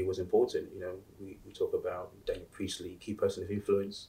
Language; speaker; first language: English; native; English